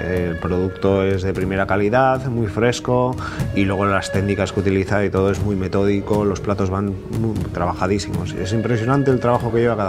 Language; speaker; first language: Spanish; native; Spanish